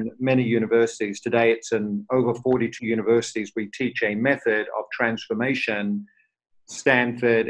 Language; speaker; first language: English; native; English